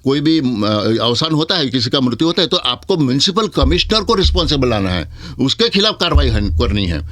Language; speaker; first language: Hindi; non-native, local second language; Gujarati